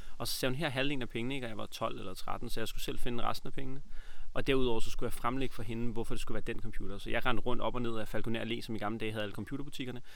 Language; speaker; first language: Danish; native; Danish